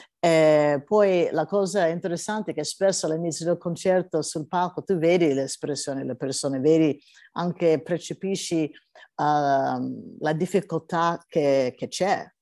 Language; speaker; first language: Italian; non-native, fluent; English